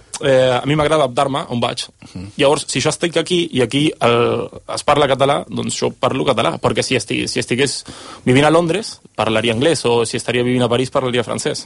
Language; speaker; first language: Catalan; non-native, fluent; Spanish